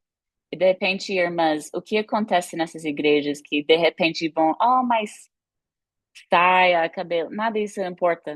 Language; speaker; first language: Portuguese; non-native, fluent; English